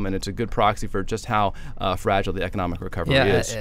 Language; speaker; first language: English; native; English